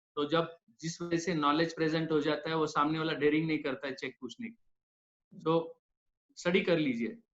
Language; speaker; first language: Hindi; non-native, local second language; Marathi